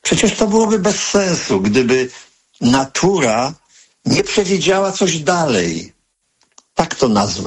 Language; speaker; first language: Polish; native; Polish